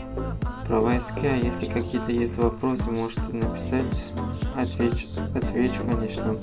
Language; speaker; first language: Russian; non-native, fluent; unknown